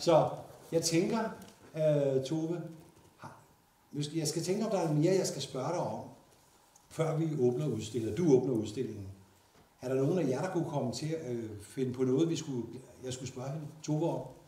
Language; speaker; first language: Danish; native; Danish